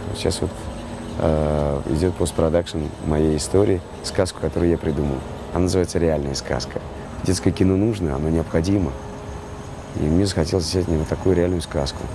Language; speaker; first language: Russian; native; Russian